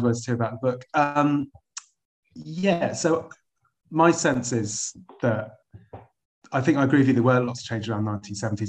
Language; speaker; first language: English; native; English